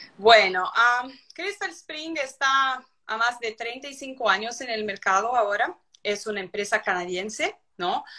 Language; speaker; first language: Spanish; non-native, fluent; Portuguese